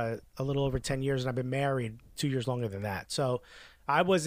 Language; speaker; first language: English; early bilingual, other home language; Spanish